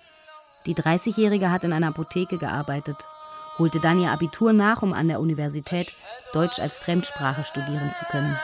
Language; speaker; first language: German; native; German